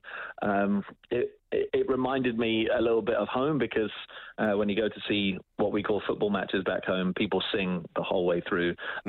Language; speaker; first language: English; native; English